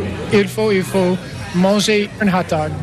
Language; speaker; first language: French; non-native, learner; English